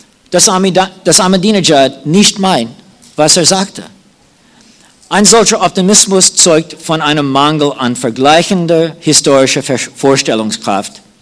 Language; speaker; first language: German; non-native, fluent; English